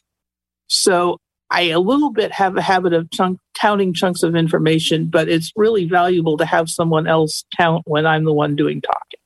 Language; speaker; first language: English; native; English